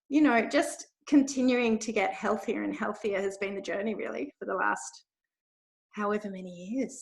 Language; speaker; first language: English; native; English